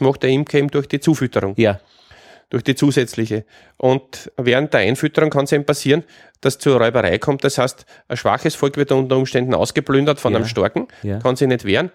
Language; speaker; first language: German; native; German